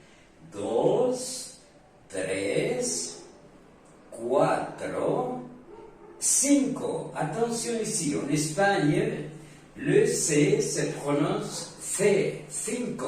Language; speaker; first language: French; non-native, fluent; Spanish